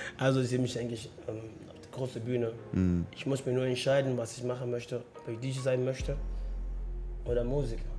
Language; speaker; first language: German; non-native, fluent; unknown